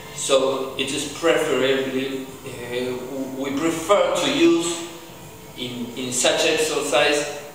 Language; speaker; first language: English; non-native, fluent; Spanish